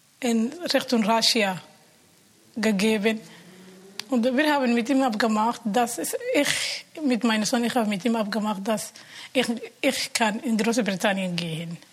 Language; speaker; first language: German; non-native, learner; Somali